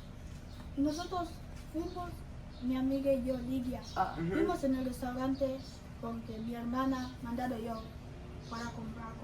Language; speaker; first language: Spanish; non-native, learner; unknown